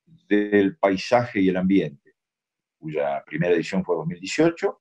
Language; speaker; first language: Spanish; native; Spanish